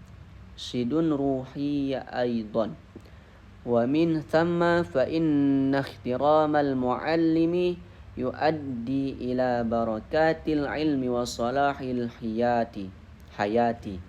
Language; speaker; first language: Arabic; non-native, learner; Indonesian